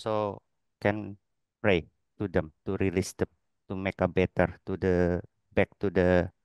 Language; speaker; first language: English; non-native, learner; Indonesian